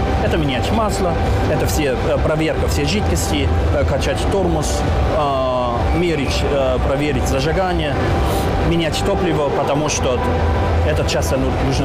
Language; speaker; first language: Russian; non-native, learner; German